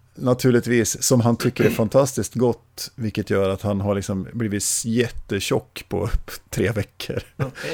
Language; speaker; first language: Swedish; native; Swedish